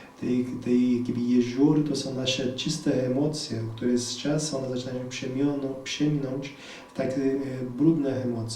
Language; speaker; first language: Polish; non-native, fluent; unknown